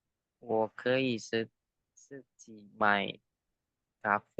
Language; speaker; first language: Chinese; non-native, learner; Indonesian